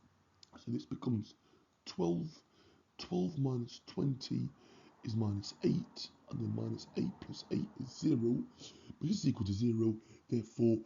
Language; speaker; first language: English; native; English